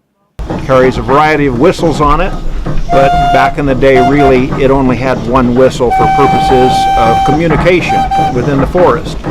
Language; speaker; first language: English; native; English